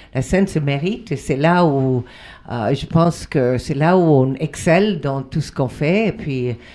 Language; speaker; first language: French; non-native, fluent; Spanish